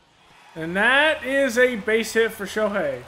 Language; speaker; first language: English; native; English